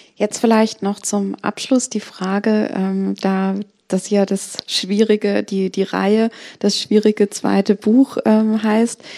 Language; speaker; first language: German; native; German